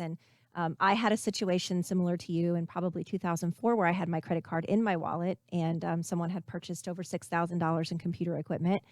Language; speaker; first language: English; native; English